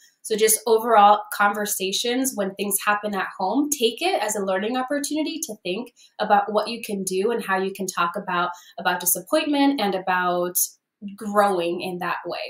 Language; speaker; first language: English; early bilingual, other home language; Spanish